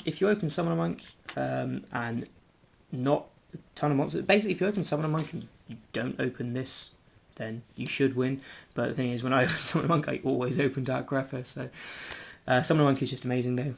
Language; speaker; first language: English; native; English